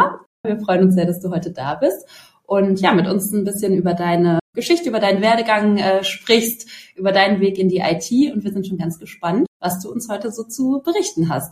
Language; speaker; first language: German; native; German